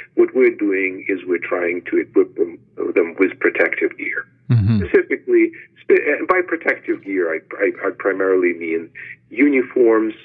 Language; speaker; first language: English; non-native, fluent; Ukrainian